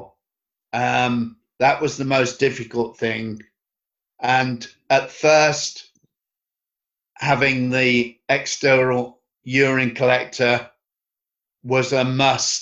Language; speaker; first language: English; native; English